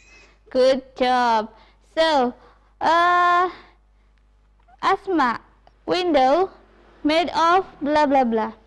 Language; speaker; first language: English; non-native, fluent; Indonesian